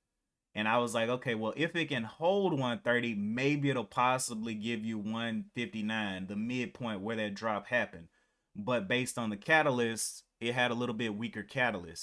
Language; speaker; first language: English; native; English